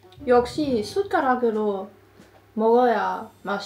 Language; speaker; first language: Korean; non-native, learner; German